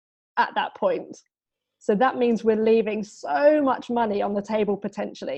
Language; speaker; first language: English; native; English